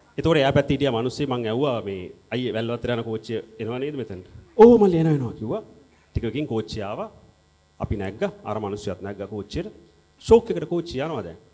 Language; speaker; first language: Sinhala; non-native, local second language; Tamil